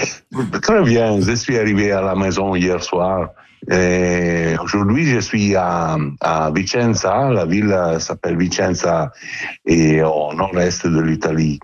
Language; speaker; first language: French; non-native, learner; Italian